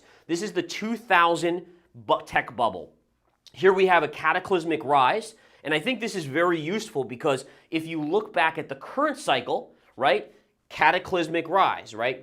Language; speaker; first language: English; native; English